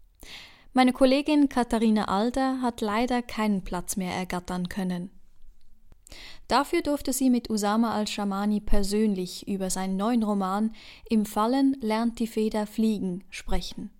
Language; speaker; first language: German; native; German